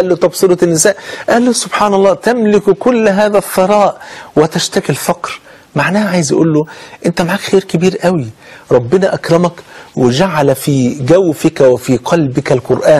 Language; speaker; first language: Arabic; native; Arabic